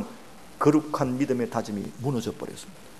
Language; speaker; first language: Korean; native; Korean